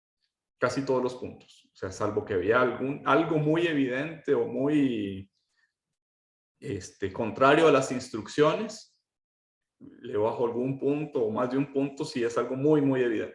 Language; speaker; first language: Spanish; native; Spanish